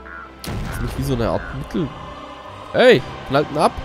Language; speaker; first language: German; native; German